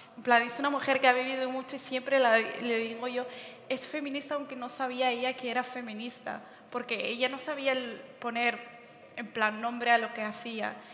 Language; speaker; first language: Spanish; early bilingual, other home language; Berber languages